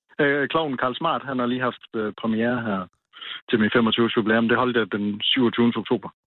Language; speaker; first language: Danish; native; Danish